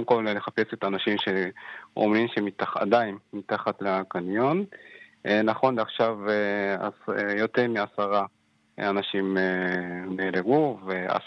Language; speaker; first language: Hebrew; non-native, fluent; Japanese